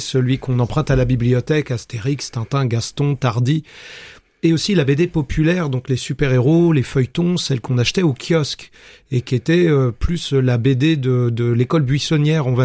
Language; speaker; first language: French; native; French